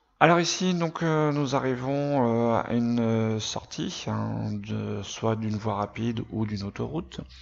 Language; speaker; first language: French; native; French